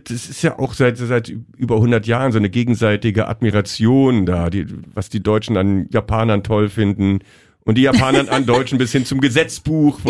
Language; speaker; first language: German; native; German